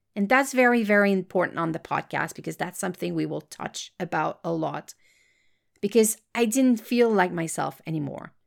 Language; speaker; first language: English; non-native, fluent; French